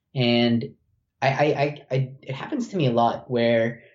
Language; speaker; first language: English; non-native, local second language; Filipino